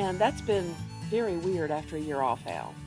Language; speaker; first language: English; native; English